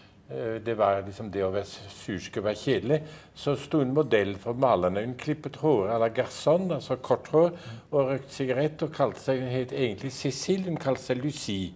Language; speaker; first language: Norwegian; early bilingual, heritage; Norwegian